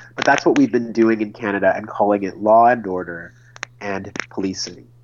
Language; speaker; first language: English; native; English